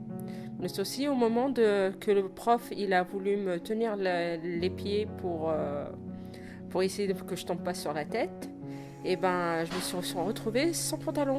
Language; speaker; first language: French; native; French